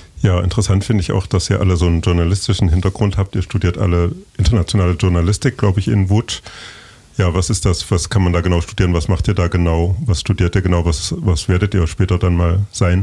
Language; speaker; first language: German; native; German